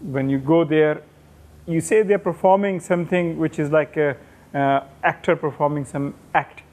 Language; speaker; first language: English; non-native, local second language; Urdu